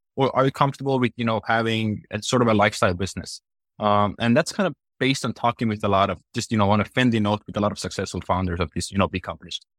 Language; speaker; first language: English; non-native, fluent; Estonian